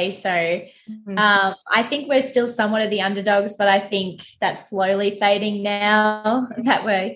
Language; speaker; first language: English; native; English